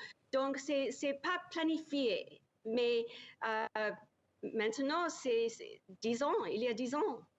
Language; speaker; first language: French; non-native, learner; English